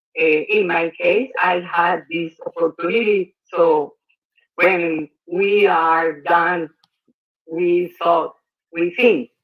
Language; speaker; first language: English; non-native, learner; Spanish